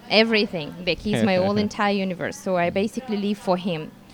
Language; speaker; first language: English; non-native, fluent; Russian